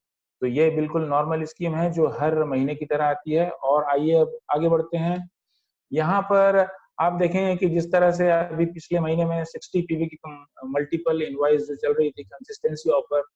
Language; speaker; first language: Hindi; native; Hindi